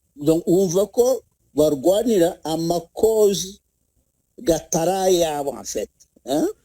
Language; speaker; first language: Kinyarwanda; native; Kinyarwanda